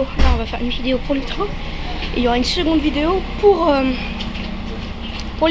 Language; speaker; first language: French; native; French